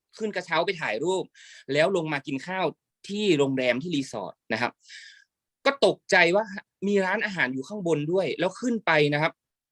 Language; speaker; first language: Thai; native; Thai